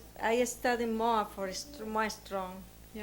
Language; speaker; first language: English; non-native, learner; Spanish